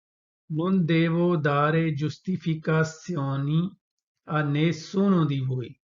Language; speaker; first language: Italian; non-native, fluent; Urdu